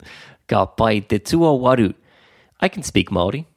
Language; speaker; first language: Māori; non-native, local second language; English